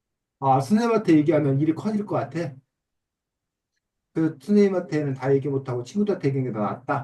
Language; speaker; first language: Korean; native; Korean